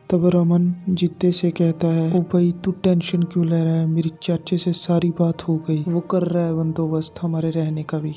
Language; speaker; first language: Hindi; non-native, local second language; Punjabi